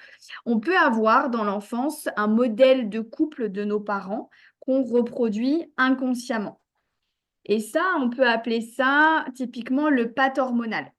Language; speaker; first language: French; native; French